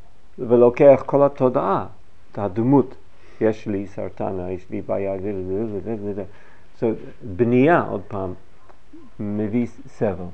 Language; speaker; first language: Hebrew; non-native, fluent; English